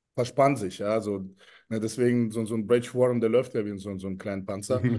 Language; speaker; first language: German; early bilingual, other home language; Russian